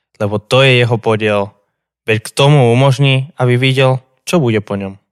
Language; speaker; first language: Slovak; non-native, fluent; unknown